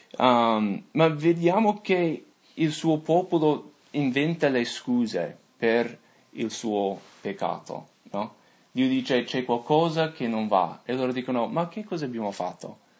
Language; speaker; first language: Italian; non-native, fluent; English